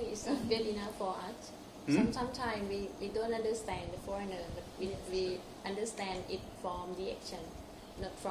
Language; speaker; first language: English; non-native, local second language; Thai